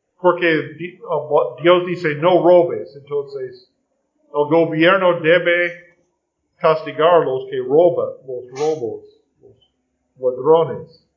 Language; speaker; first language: Spanish; non-native, learner; English